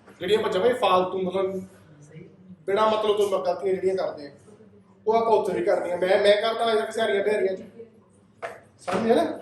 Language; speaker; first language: Punjabi; native; Punjabi